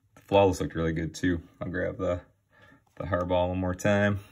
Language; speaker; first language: English; native; English